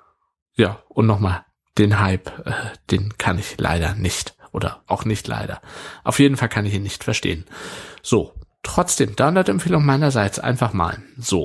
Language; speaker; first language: German; native; German